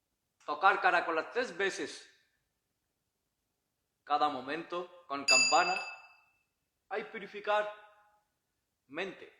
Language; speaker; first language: Spanish; non-native, learner; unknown